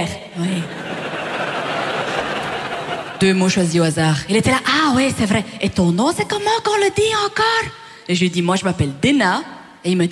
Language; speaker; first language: French; early bilingual, other home language; Persian